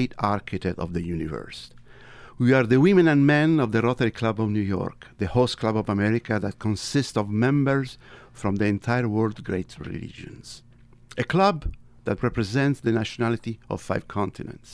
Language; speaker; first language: English; non-native, fluent; Italian